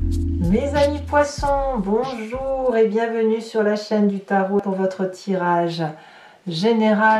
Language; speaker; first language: French; native; French